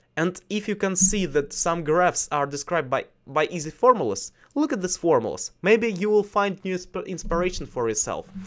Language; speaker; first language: English; non-native, learner; Russian